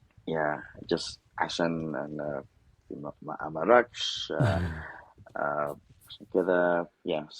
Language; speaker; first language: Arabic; non-native, learner; Spanish